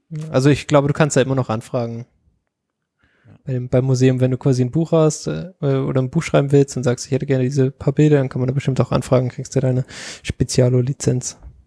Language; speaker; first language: German; native; German